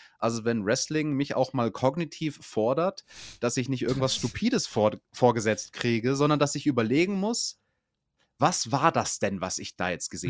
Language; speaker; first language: German; native; German